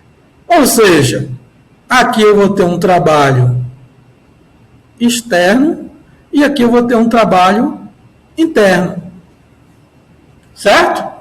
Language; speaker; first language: Portuguese; native; Portuguese